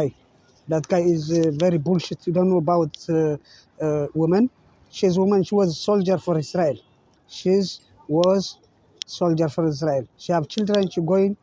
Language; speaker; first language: English; non-native, learner; Tigrinya